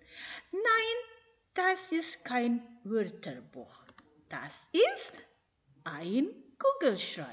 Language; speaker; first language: German; non-native, fluent; Indonesian